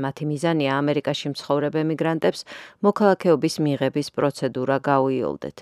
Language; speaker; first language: Georgian; native; Georgian